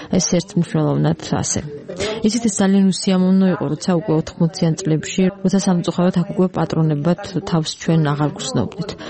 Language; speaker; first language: Georgian; non-native, local second language; Abkhazian